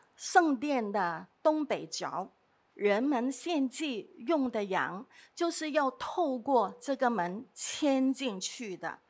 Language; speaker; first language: Chinese; non-native, fluent; Cantonese